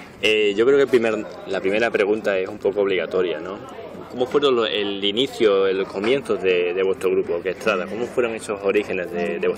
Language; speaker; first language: Spanish; native; Spanish